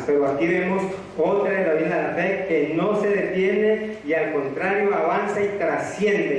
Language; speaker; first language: Spanish; native; Spanish